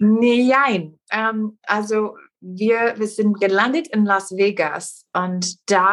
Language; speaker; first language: German; non-native, fluent; English